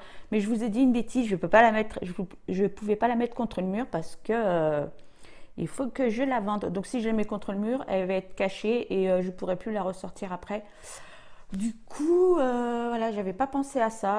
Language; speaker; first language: French; native; French